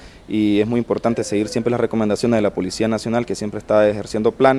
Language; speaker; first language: Spanish; native; Spanish